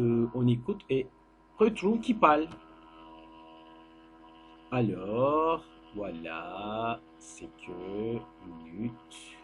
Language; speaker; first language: French; non-native, learner; Turkish